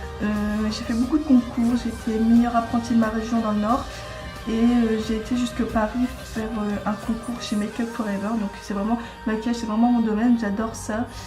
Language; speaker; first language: French; native; French